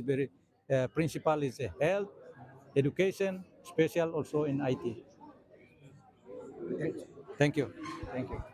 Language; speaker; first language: English; non-native, learner; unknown